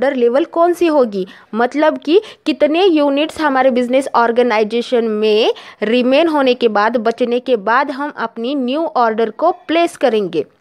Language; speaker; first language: Hindi; non-native, local second language; Marathi